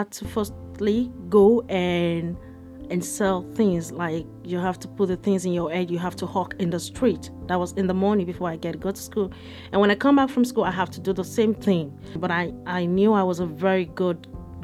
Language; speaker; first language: English; non-native, local second language; Yoruba